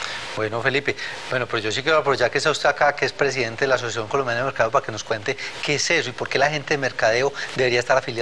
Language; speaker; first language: Spanish; native; Spanish